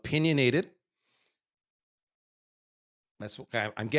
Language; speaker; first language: English; native; English